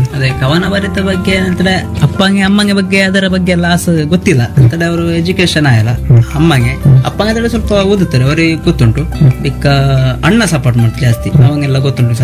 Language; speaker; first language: Kannada; non-native, local second language; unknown